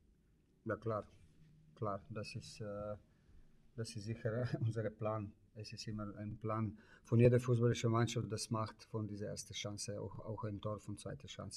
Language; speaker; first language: German; non-native, learner; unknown